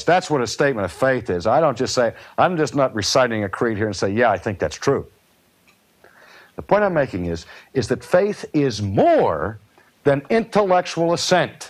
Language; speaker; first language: English; native; English